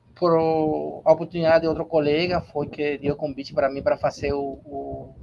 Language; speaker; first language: Portuguese; non-native, learner; Spanish